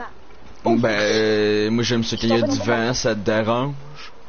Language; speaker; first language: French; native; French